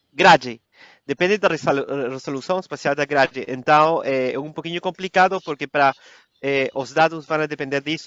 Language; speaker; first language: Portuguese; non-native, fluent; Spanish